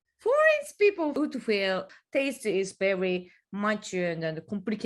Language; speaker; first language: English; non-native, learner; Japanese